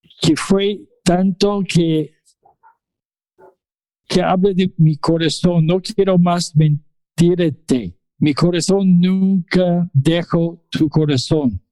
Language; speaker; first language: Spanish; non-native, fluent; English